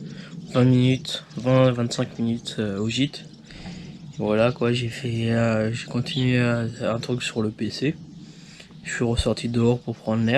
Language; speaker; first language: French; native; French